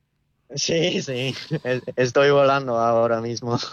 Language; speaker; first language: Spanish; non-native, learner; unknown